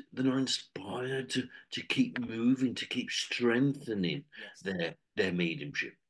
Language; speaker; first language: English; native; English